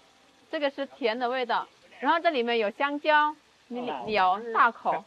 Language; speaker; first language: Chinese; non-native, fluent; Indonesian